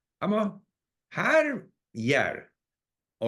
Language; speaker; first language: Turkish; non-native, learner; English